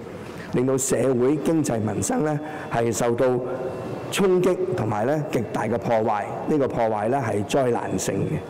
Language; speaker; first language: Chinese; non-native, local second language; Cantonese